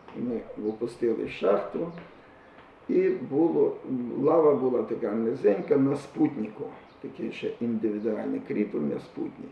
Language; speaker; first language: Ukrainian; native; Ukrainian